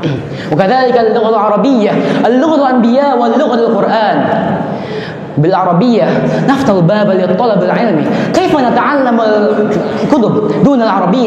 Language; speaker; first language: Arabic; non-native, learner; Indonesian